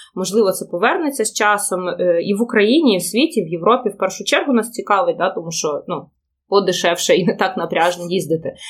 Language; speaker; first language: Ukrainian; non-native, local second language; Russian